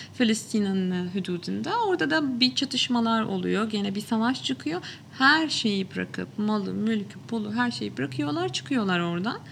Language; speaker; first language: Turkish; early bilingual, other home language; Arabic